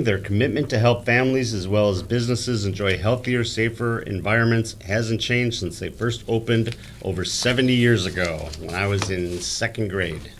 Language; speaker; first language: English; native; English